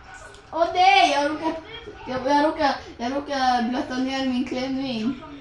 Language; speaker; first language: Swedish; early bilingual, other home language; Kurdish